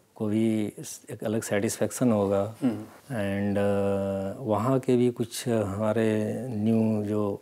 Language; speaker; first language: Hindi; native; Hindi